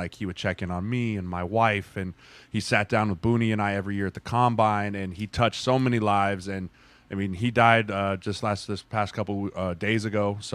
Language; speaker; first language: English; native; English